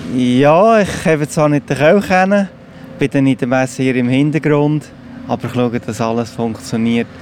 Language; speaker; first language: German; non-native, fluent; Persian